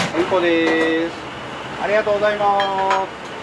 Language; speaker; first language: Japanese; native; Japanese